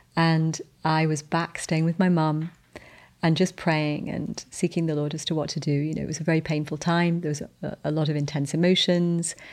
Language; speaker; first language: English; native; English